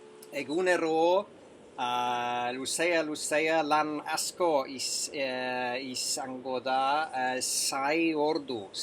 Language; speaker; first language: Basque; non-native, learner; English